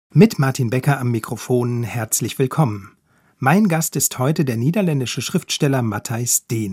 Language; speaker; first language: German; native; German